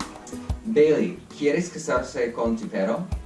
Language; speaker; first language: Spanish; non-native, learner; English